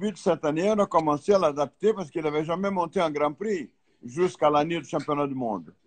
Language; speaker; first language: French; non-native, fluent; Portuguese